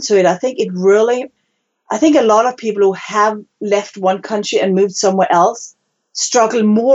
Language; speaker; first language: English; non-native, fluent; Danish